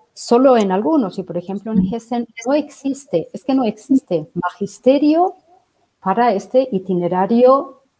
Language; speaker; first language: Spanish; native; Spanish